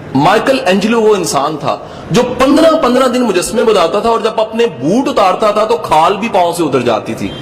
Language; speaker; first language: Urdu; non-native, local second language; Punjabi